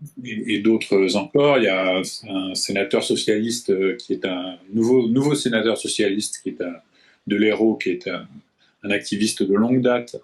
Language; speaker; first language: French; native; French